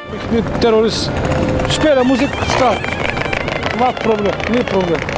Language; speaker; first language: Dutch; non-native, learner; Turkish